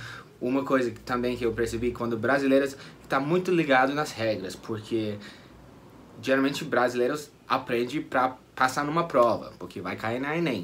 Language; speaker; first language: Portuguese; non-native, fluent; English